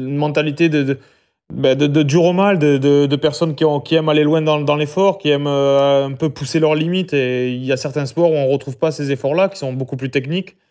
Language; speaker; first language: French; native; French